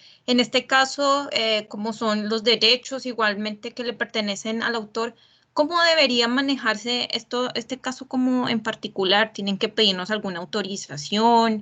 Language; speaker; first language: Spanish; native; Spanish